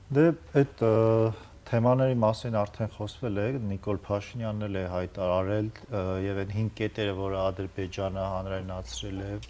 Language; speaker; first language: Armenian; native; Armenian